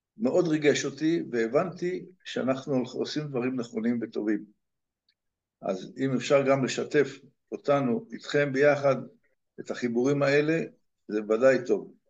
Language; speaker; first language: Hebrew; native; Hebrew